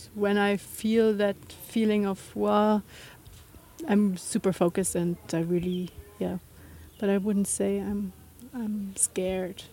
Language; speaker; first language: English; non-native, fluent; German